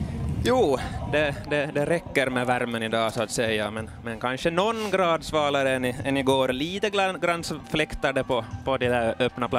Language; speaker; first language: Swedish; native; Swedish